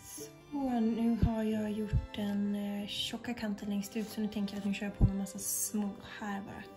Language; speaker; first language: Swedish; native; Swedish